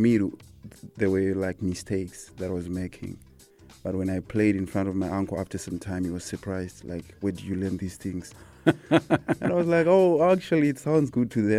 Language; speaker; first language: English; non-native, local second language; Shona